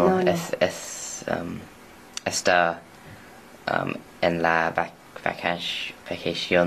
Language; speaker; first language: Spanish; non-native, learner; English